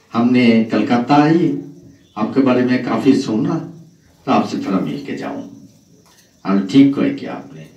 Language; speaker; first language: Hindi; non-native, local second language; Bangla